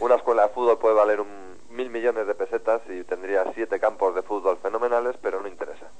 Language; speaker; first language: Spanish; native; Spanish